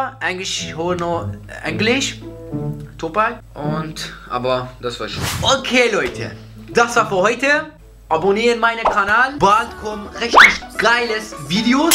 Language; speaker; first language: German; non-native, learner; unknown